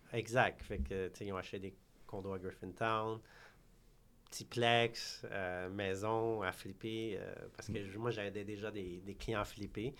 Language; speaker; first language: French; early bilingual, other home language; Khmer